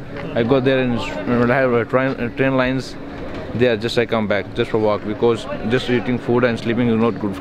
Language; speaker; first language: English; non-native, learner; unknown